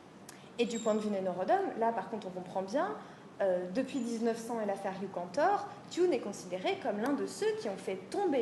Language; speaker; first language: French; native; French